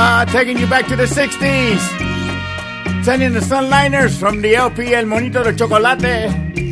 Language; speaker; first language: English; early bilingual, other home language; Spanish